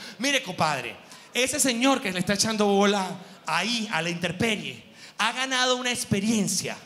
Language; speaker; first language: Spanish; native; Spanish